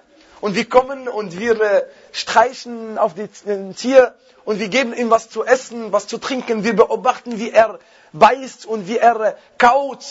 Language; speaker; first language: German; non-native, fluent; Arabic